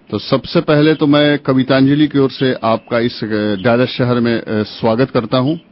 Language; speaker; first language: Hindi; native; Hindi